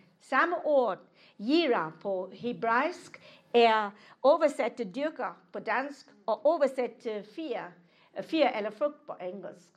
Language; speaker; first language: Danish; non-native, fluent; English